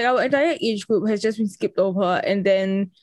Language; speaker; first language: English; native; English